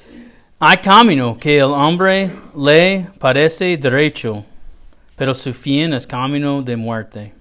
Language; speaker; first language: Spanish; non-native, learner; English